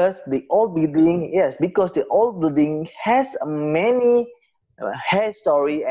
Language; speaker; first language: English; non-native, learner; Indonesian